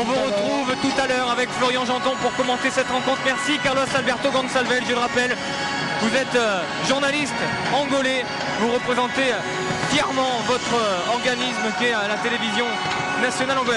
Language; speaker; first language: French; native; French